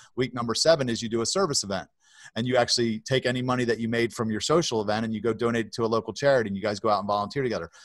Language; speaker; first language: English; native; English